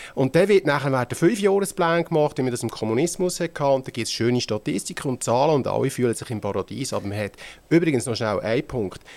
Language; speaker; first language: German; native; German